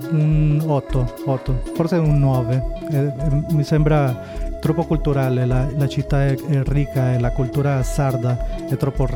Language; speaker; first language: Italian; non-native, learner; Spanish